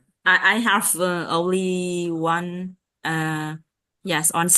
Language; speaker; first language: English; non-native, learner; Vietnamese